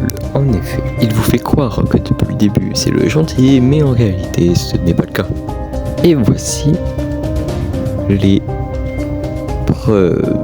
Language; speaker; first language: French; native; French